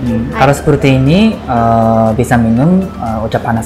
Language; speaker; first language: Indonesian; non-native, learner; Japanese